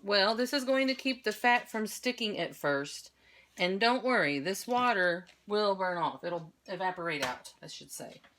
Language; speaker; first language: English; native; English